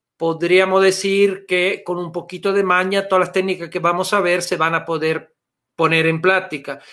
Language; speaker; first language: Spanish; non-native, fluent; Italian